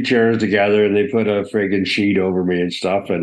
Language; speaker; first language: English; native; English